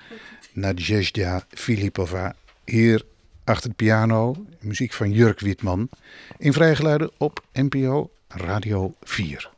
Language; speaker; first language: Dutch; native; Dutch